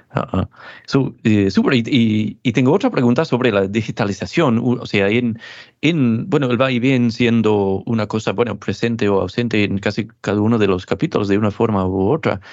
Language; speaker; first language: Spanish; non-native, fluent; English